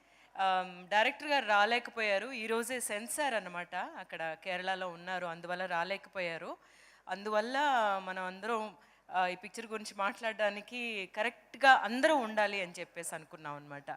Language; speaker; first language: Telugu; native; Telugu